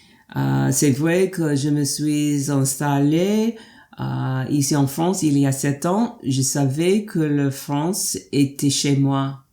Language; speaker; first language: French; non-native, fluent; English